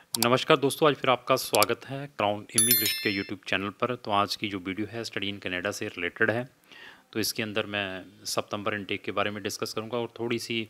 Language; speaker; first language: Hindi; non-native, local second language; Punjabi